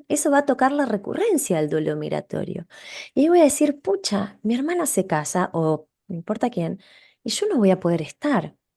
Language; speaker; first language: Spanish; native; Spanish